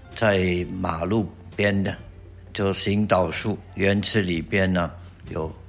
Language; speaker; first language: Chinese; non-native, fluent; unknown